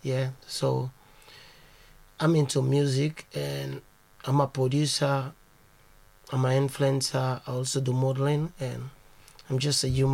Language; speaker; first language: English; non-native, local second language; Krio